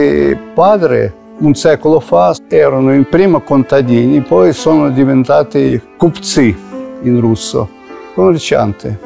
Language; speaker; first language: Italian; non-native, fluent; Russian